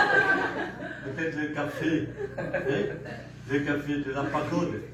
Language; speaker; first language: French; non-native, fluent; Vietnamese